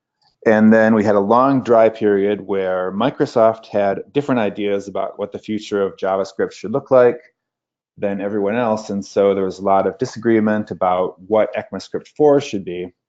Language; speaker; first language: English; native; English